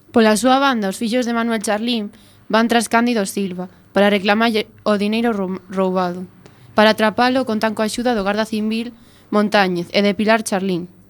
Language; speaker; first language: Galician; non-native, local second language; Spanish